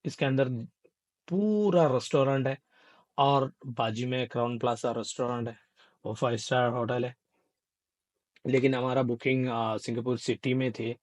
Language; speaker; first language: Hindi; non-native, local second language; Malayalam